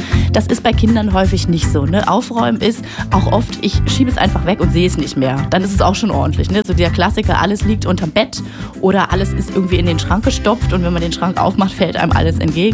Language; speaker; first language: German; native; German